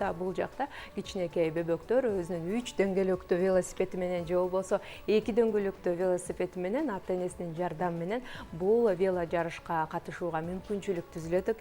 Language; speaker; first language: Kyrgyz; native; Kyrgyz